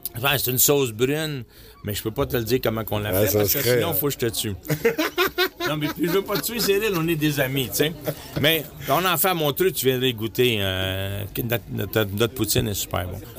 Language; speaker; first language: French; native; French